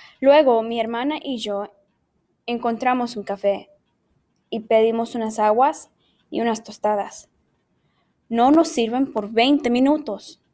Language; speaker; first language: Spanish; non-native, learner; English